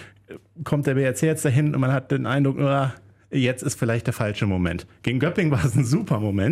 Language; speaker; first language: German; native; German